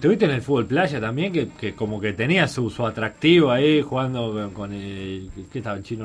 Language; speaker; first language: Spanish; native; Spanish